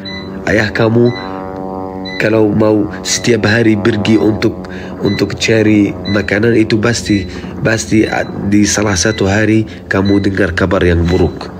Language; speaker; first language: Indonesian; non-native, fluent; Arabic